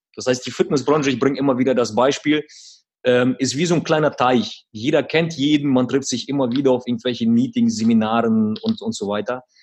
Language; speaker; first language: German; early bilingual, other home language; Russian